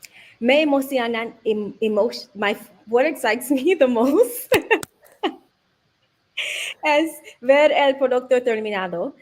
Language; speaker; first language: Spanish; non-native, learner; English